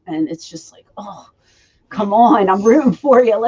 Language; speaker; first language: English; native; English